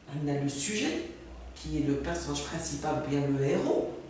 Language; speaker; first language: French; non-native, local second language; Arabic